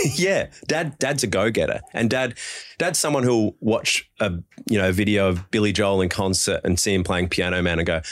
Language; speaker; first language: English; native; English